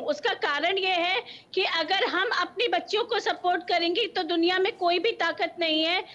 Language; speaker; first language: Hindi; native; Hindi